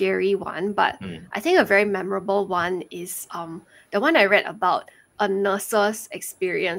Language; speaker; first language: English; early bilingual, other home language; Chinese